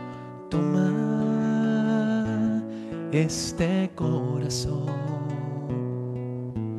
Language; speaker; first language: Spanish; native; Spanish